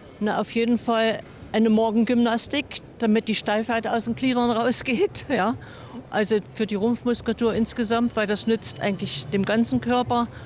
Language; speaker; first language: German; native; German